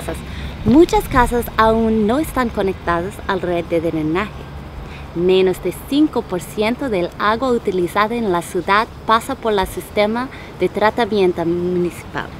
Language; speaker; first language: Spanish; non-native, learner; English